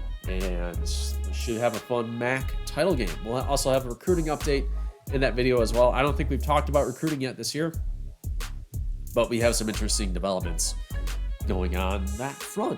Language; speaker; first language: English; native; English